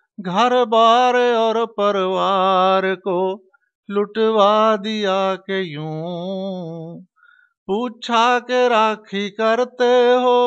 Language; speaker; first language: Hindi; non-native, local second language; Punjabi